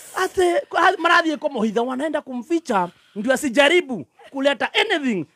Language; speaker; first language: Swahili; non-native, local second language; Kikuyu